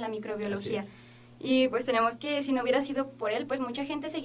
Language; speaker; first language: Spanish; native; Spanish